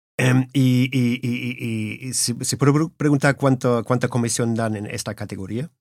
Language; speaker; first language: Spanish; early bilingual, heritage; Spanish